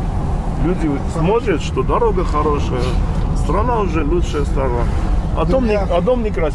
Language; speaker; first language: Russian; non-native, learner; Armenian